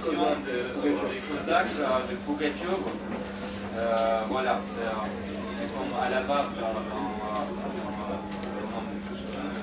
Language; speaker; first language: French; non-native, fluent; Russian